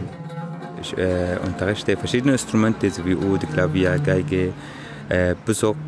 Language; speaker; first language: German; non-native, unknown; Arabic